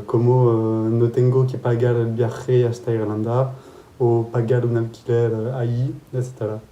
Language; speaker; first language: Spanish; non-native, fluent; French